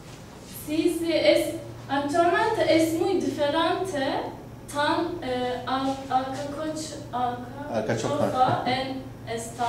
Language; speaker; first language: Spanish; non-native, learner; Turkish